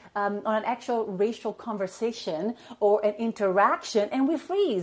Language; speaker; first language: English; non-native, fluent; Italian